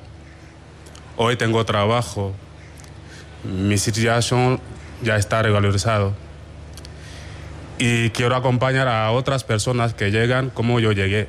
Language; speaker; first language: Spanish; non-native, fluent; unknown